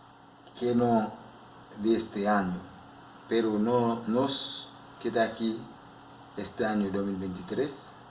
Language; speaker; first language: Spanish; non-native, learner; Haitian Creole